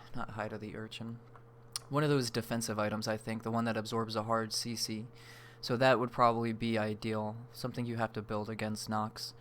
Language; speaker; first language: English; native; English